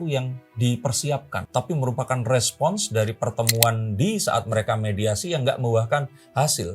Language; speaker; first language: Indonesian; native; Indonesian